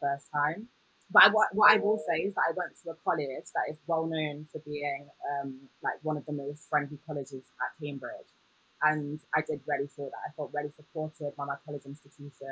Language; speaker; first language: English; native; English